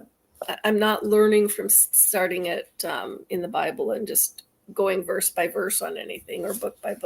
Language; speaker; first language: English; native; English